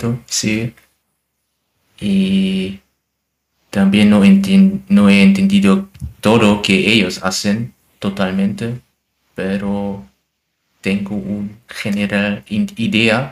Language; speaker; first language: Spanish; non-native, learner; German